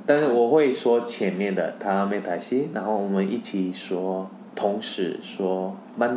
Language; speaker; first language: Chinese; non-native, fluent; Korean